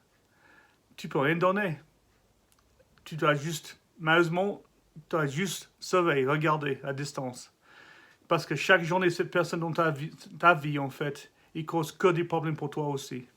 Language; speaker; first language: French; non-native, learner; English